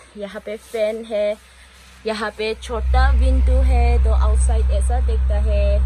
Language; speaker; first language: Hindi; non-native, local second language; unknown